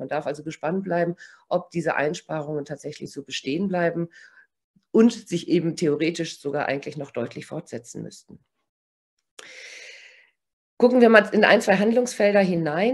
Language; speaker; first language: German; native; German